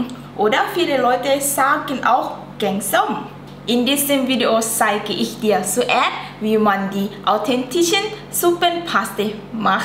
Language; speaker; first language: German; non-native, learner; Thai